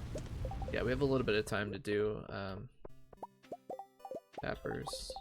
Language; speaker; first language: English; native; English